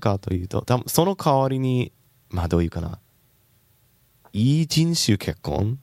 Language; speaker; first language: Japanese; non-native, learner; English